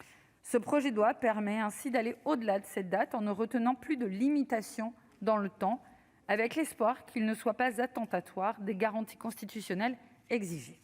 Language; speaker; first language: French; native; French